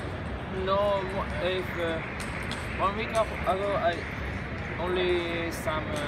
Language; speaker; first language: English; non-native, learner; Japanese